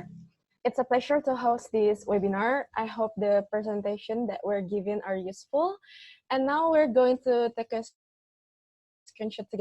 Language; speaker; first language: English; non-native, fluent; Indonesian